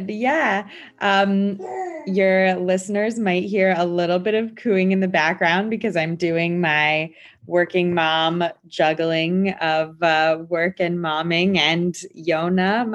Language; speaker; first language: English; native; English